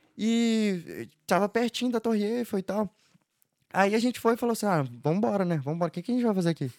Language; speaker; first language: Portuguese; native; Portuguese